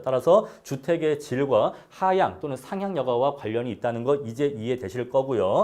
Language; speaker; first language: Korean; native; Korean